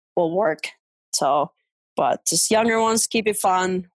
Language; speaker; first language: English; non-native, fluent; Finnish